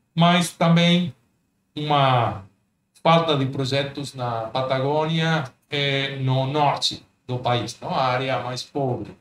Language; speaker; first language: Portuguese; non-native, fluent; Spanish